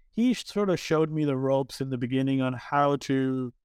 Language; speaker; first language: English; early bilingual, other home language; Arabic